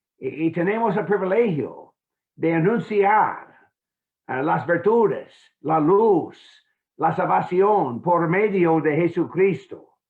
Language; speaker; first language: Spanish; non-native, fluent; English